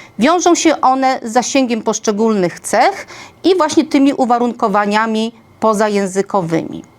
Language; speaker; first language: Polish; native; Polish